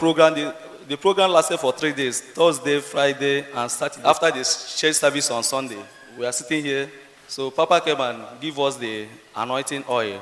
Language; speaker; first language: English; non-native, local second language; Igbo